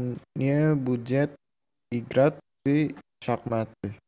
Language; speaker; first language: Russian; non-native, learner; Indonesian